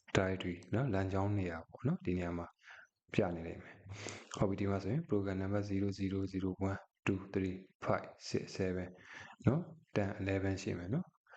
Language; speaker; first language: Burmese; native; Burmese